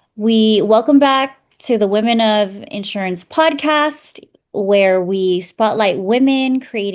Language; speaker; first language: English; native; English